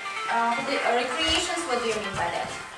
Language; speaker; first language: English; non-native, fluent; Russian